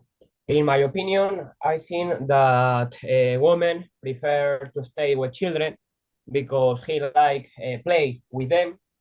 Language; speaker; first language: English; non-native, learner; Spanish